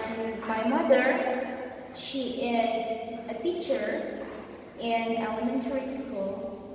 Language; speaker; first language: English; non-native, fluent; Indonesian